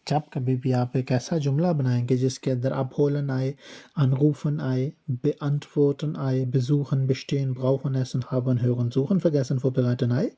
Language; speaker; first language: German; non-native, learner; Urdu